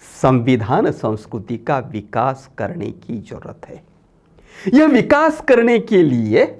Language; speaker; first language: Hindi; non-native, local second language; Marathi